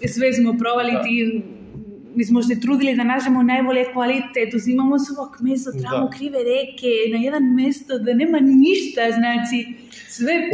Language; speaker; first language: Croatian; non-native, learner; Spanish